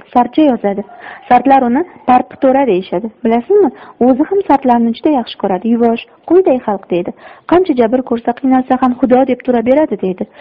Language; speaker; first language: Uzbek; native; Uzbek